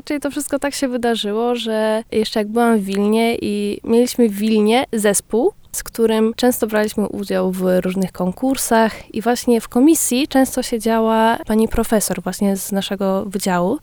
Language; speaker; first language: Polish; early bilingual, heritage; Polish